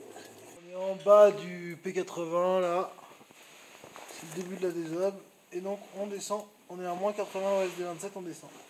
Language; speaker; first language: French; native; French